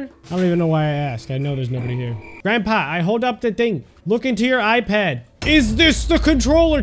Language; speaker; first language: English; native; English